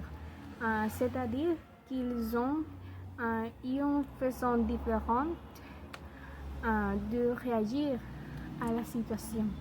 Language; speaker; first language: French; non-native, learner; Spanish